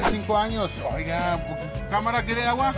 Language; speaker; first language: Spanish; native; Spanish